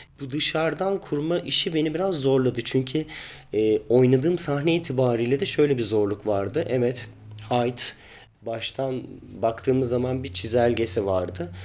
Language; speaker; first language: Turkish; native; Turkish